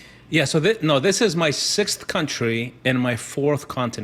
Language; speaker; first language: English; non-native, fluent; Spanish